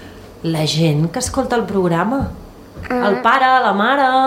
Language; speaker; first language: Catalan; native; Catalan